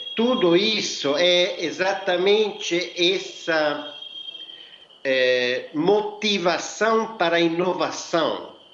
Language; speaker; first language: Portuguese; non-native, fluent; Italian